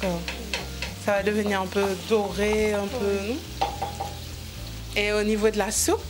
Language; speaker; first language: French; non-native, local second language; Morisyen